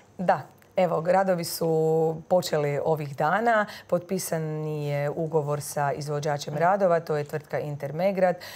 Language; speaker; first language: Croatian; native; Croatian